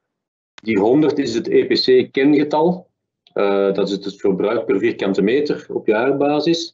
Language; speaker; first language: Dutch; native; Dutch